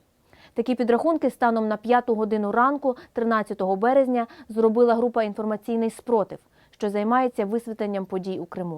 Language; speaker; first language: Ukrainian; native; Ukrainian